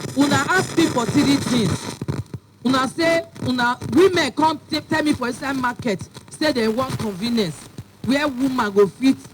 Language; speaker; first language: Nigerian Pidgin; non-native, local second language; Bini